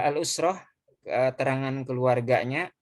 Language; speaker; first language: Indonesian; native; Indonesian